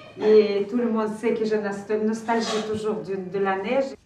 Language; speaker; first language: French; non-native, fluent; Russian